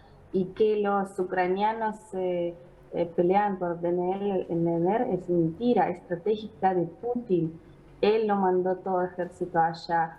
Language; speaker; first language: Spanish; non-native, fluent; Ukrainian